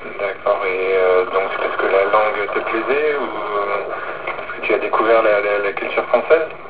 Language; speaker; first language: French; native; French